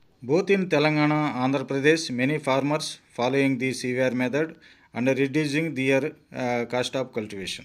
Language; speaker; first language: English; non-native, local second language; Telugu